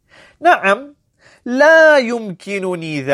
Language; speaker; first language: Arabic; non-native, fluent; English